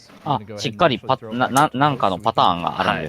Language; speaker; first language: Japanese; native; Japanese